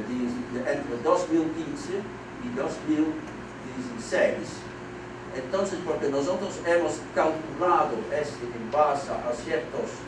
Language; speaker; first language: Spanish; non-native, fluent; Dutch